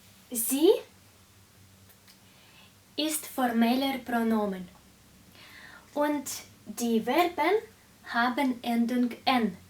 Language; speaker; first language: German; non-native, fluent; Russian